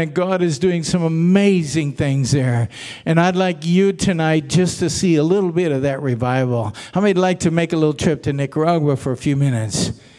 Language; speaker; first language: English; native; English